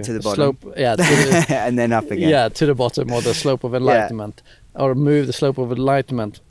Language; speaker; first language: English; non-native, fluent; Swedish